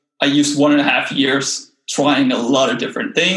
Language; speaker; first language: English; non-native, fluent; Danish